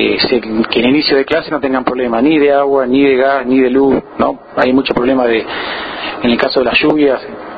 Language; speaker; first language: Spanish; native; Spanish